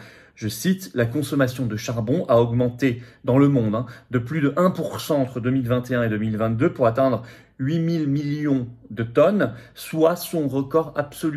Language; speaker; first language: French; native; French